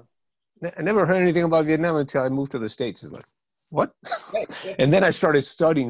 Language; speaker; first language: English; non-native, fluent; Spanish